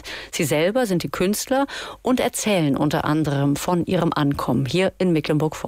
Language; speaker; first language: German; native; German